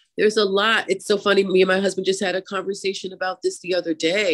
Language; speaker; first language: English; native; English